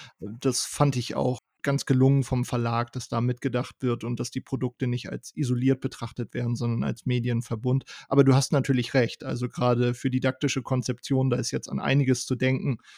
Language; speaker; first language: German; native; German